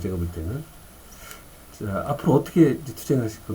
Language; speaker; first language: Korean; native; Korean